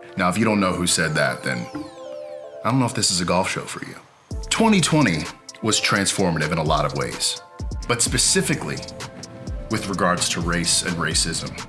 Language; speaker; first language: English; native; English